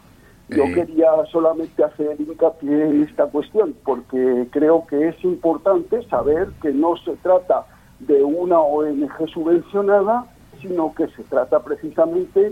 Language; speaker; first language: Spanish; native; Spanish